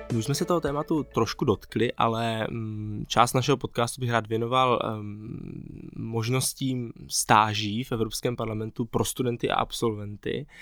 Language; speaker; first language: Czech; native; Czech